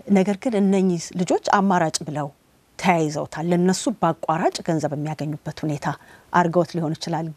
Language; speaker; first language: Amharic; native; Amharic